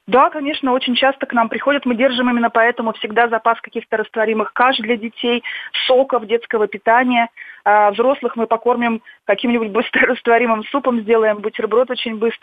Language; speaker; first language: Russian; native; Russian